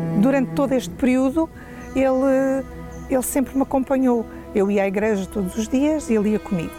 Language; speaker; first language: Portuguese; native; Portuguese